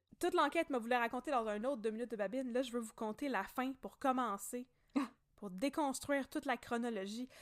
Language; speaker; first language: French; native; French